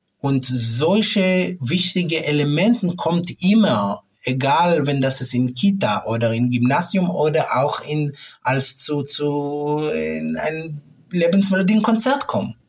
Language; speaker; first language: German; non-native, fluent; Hebrew